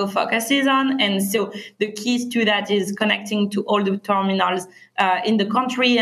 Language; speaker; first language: English; non-native, fluent; French